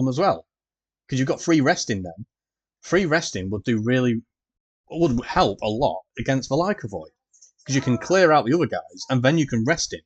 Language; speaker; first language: English; native; English